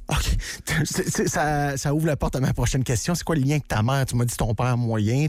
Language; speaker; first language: French; native; French